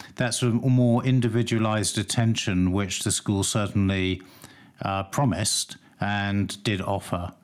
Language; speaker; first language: English; native; English